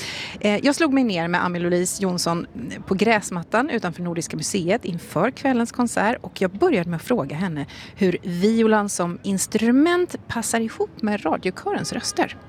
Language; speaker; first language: Swedish; native; Swedish